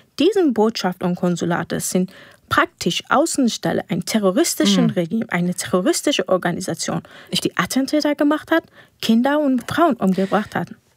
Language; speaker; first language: German; non-native, fluent; Persian